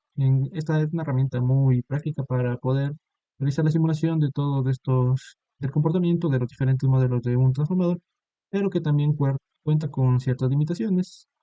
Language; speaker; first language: Spanish; native; Spanish